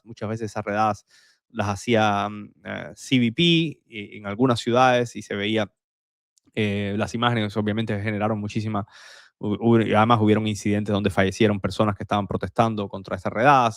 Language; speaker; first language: Spanish; native; Spanish